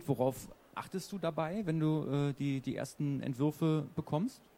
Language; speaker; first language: German; native; German